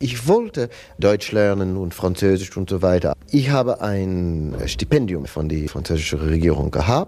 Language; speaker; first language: German; non-native, fluent; English